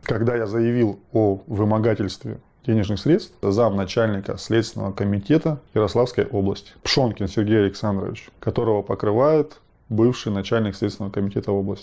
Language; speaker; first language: Russian; native; Russian